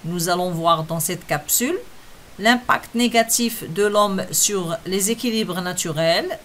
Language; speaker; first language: French; non-native, local second language; Arabic